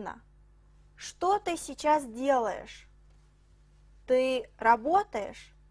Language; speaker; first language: Russian; non-native, fluent; Chinese